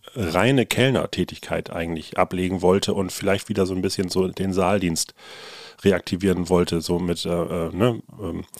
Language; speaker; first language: German; native; German